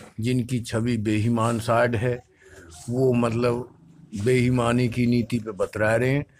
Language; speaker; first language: Hindi; native; Hindi